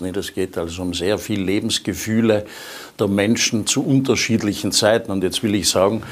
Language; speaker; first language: German; native; German